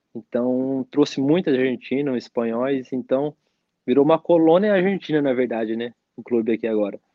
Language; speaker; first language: Portuguese; native; Portuguese